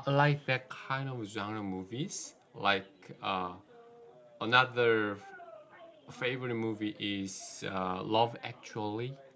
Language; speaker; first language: English; non-native, learner; Korean